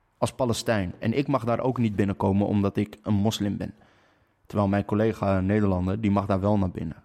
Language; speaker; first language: Dutch; native; Dutch